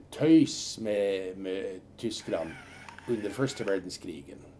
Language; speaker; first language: Norwegian; early bilingual, heritage; Norwegian